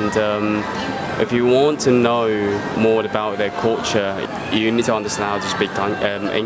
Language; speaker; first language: English; non-native, fluent; Chinese